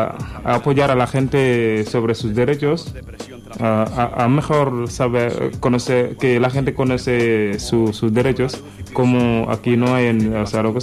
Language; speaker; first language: Spanish; non-native, learner; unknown